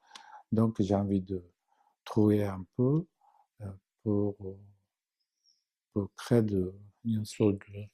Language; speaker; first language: French; non-native, fluent; Japanese